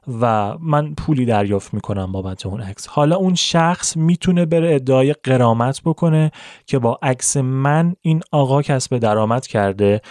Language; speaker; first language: Persian; native; Persian